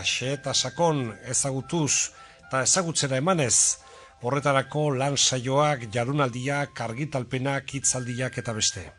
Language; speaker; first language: Basque; native; Basque